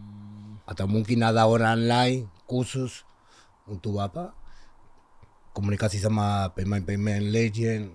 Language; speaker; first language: Indonesian; non-native, learner; Spanish